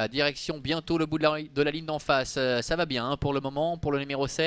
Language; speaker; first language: French; native; French